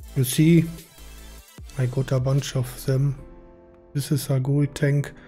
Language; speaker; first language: English; non-native, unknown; German